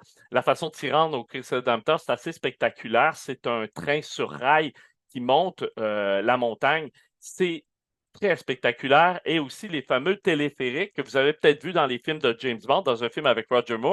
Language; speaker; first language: French; native; French